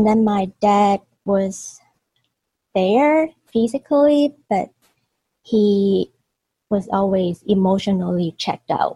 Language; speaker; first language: English; non-native, local second language; Cantonese